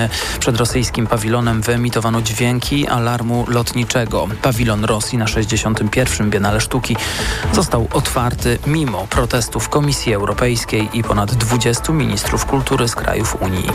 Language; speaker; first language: Polish; native; Polish